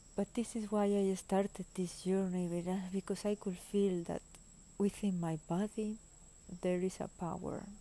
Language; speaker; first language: English; non-native, fluent; Spanish